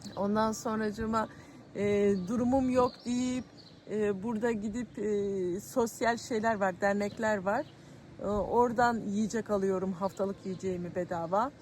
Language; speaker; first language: Turkish; native; Turkish